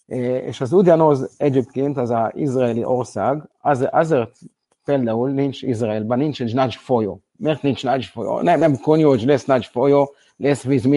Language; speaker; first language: Hungarian; non-native, learner; Hebrew